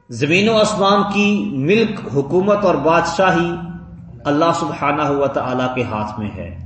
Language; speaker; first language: Urdu; non-native, local second language; Punjabi